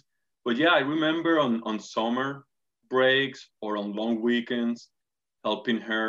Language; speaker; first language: English; non-native, fluent; Spanish